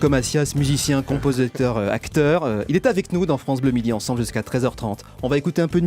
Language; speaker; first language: French; native; French